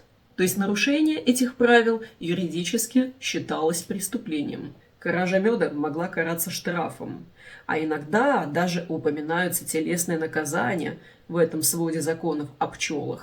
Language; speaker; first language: Russian; native; Russian